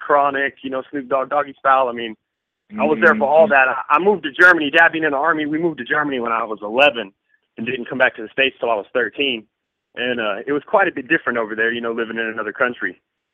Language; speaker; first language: English; native; English